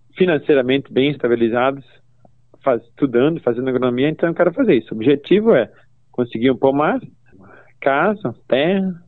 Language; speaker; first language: Portuguese; native; Portuguese